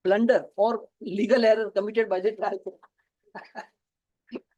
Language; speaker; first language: English; non-native, local second language; Gujarati